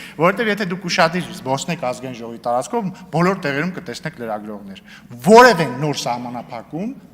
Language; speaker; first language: Armenian; native; Armenian